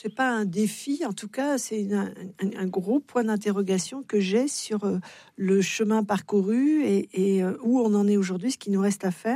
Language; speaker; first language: French; native; French